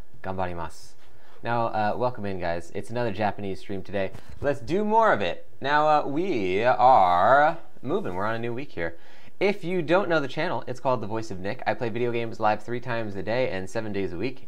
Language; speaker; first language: English; native; English